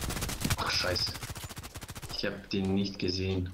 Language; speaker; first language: German; non-native, fluent; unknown